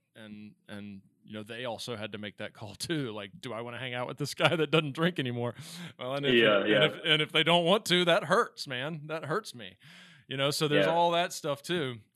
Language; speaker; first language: English; native; English